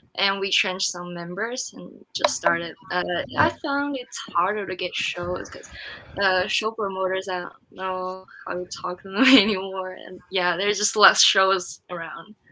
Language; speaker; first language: English; non-native, fluent; Chinese